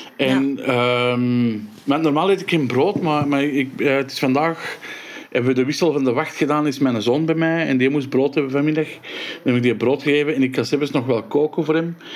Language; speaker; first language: Dutch; native; Dutch